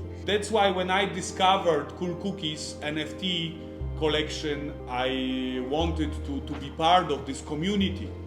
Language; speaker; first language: English; non-native, fluent; Polish